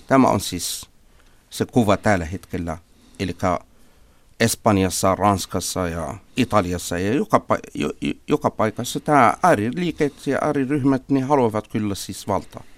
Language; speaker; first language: Finnish; non-native, fluent; Arabic